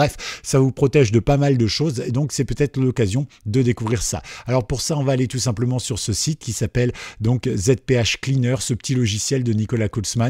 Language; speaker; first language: French; native; French